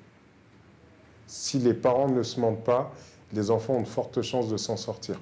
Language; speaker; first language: French; native; French